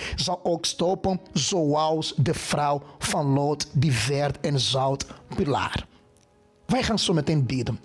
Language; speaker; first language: Dutch; non-native, fluent; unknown